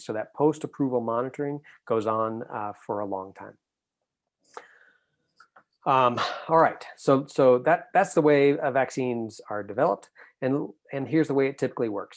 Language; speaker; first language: English; native; English